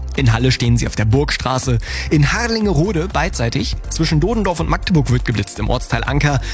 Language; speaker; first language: German; native; German